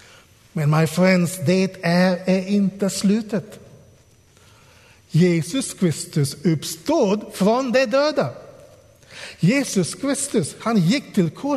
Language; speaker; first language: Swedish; non-native, fluent; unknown